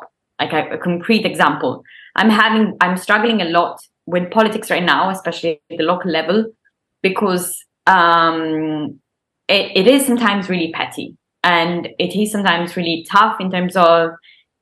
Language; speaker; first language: English; non-native, fluent; Italian